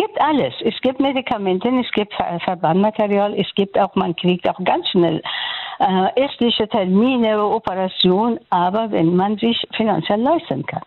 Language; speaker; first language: German; non-native, fluent; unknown